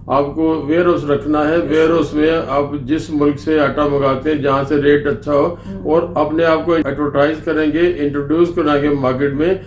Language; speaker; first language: Urdu; native; Urdu